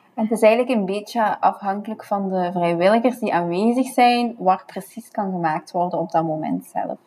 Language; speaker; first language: Dutch; native; Dutch